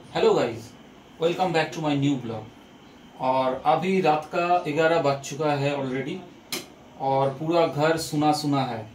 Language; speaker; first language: Hindi; non-native, local second language; Bangla